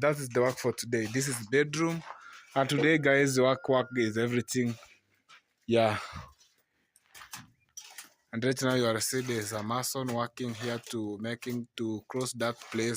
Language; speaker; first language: English; non-native, learner; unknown